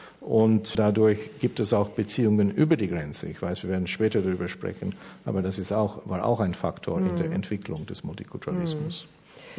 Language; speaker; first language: German; early bilingual, heritage; German